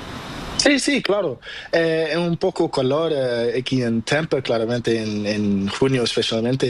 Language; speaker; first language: Spanish; non-native, learner; Portuguese